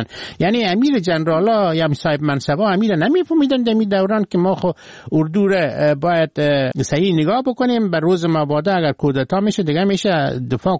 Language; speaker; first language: Persian; native; Persian